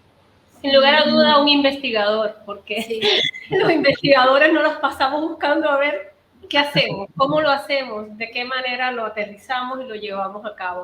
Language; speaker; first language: Spanish; native; Spanish